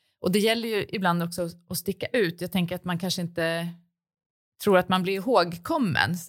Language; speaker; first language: Swedish; native; Swedish